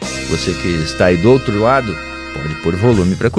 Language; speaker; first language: Portuguese; native; Portuguese